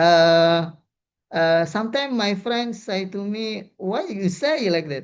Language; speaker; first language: English; non-native, learner; Indonesian